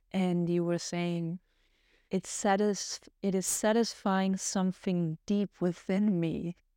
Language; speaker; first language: English; non-native, fluent; German